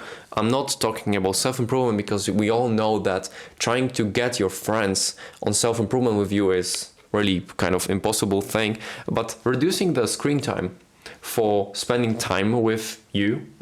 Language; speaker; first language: English; non-native, fluent; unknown